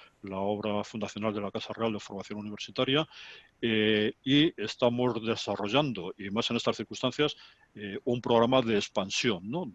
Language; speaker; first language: Spanish; native; Spanish